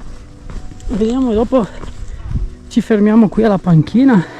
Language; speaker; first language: Italian; native; Italian